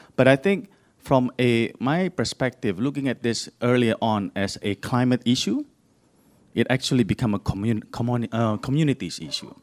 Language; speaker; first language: English; non-native, fluent; Indonesian